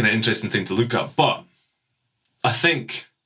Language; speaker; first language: English; native; English